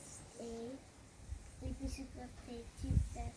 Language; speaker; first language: French; non-native, learner; English